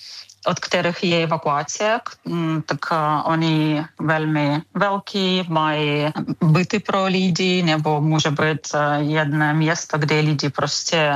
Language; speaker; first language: Czech; non-native, fluent; Ukrainian